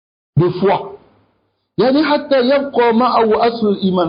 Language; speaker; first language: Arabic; non-native, fluent; French